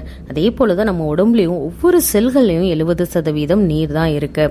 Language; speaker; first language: Tamil; native; Tamil